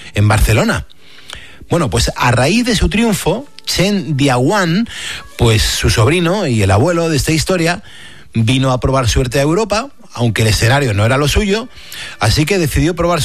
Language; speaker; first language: Spanish; native; Spanish